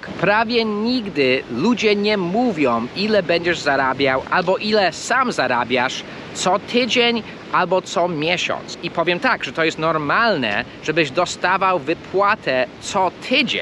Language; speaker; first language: Polish; early bilingual, heritage; Polish